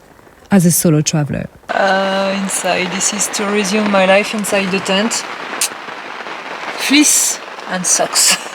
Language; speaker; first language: English; non-native, fluent; French